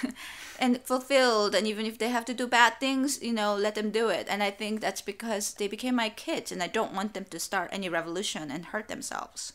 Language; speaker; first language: English; non-native, fluent; Korean